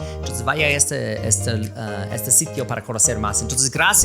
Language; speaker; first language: Spanish; non-native, fluent; English